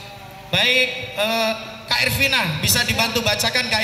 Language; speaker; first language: Indonesian; non-native, local second language; Javanese